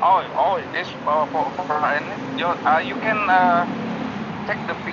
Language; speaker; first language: English; non-native, learner; Indonesian